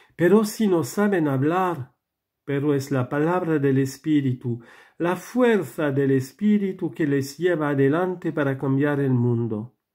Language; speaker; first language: Spanish; non-native, fluent; French